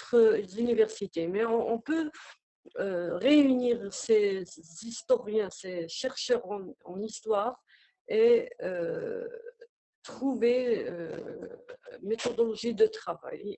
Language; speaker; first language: French; non-native, local second language; Arabic